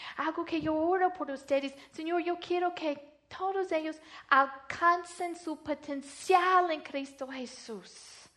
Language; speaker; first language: Spanish; non-native, fluent; English